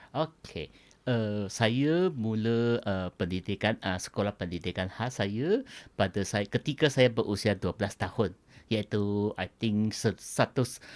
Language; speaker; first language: Malay; non-native, local second language; Chinese